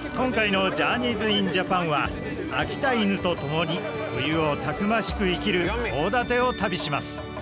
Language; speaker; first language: Japanese; non-native, fluent; English